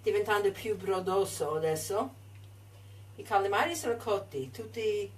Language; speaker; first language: Italian; non-native, fluent; English